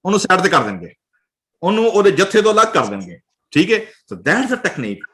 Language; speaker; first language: Urdu; non-native, local second language; Punjabi